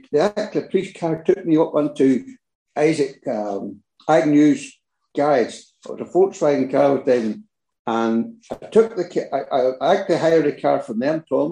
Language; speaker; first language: English; native; English